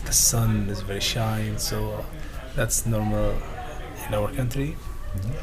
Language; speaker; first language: English; non-native, learner; Arabic